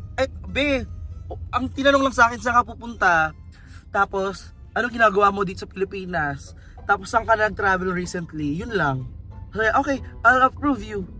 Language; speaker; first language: Filipino; native; Filipino